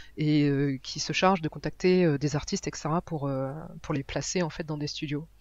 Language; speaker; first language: French; native; French